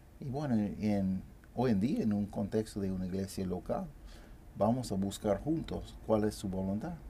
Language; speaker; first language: Spanish; non-native, fluent; English